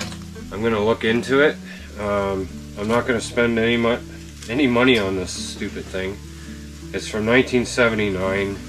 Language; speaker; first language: English; native; English